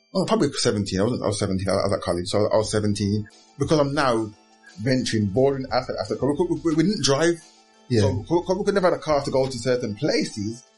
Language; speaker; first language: English; native; English